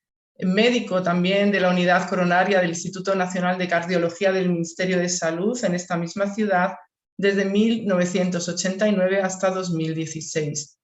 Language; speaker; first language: Spanish; native; Spanish